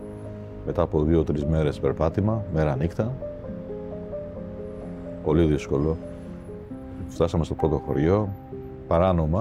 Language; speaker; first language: Greek; non-native, fluent; Albanian